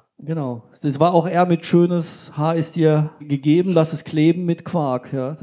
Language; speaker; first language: German; native; German